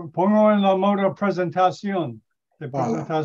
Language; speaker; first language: Spanish; non-native, learner; English